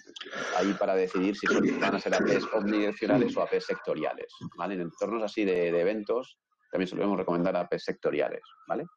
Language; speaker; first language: Spanish; native; Spanish